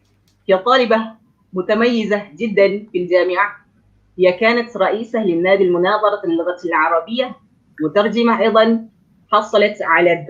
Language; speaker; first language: Arabic; non-native, fluent; Malay